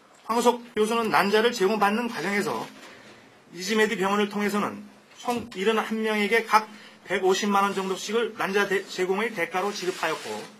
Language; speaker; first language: Korean; native; Korean